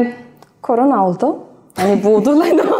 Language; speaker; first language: Turkish; non-native, learner; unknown